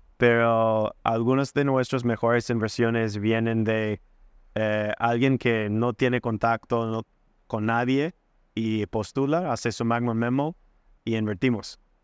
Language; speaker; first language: Spanish; non-native, fluent; English